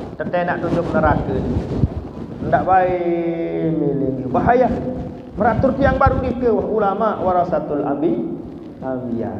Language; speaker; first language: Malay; non-native, local second language; Sasak